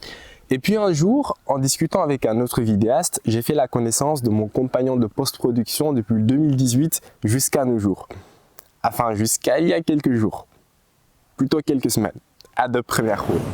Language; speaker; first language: French; native; French